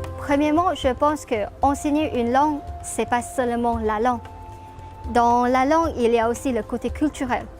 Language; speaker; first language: French; non-native, fluent; Chinese